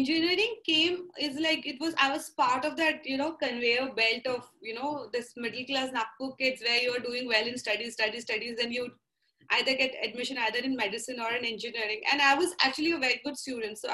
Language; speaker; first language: English; non-native, local second language; Marathi